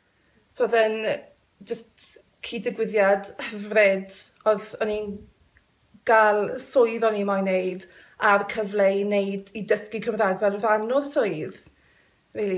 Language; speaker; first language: Welsh; non-native, local second language; English